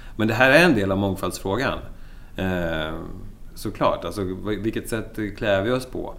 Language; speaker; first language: Swedish; native; Swedish